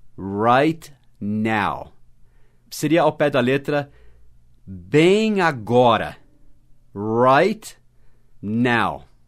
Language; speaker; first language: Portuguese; non-native, fluent; English